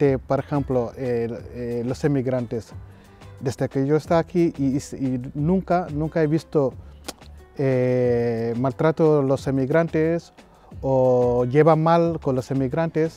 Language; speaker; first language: Spanish; non-native, learner; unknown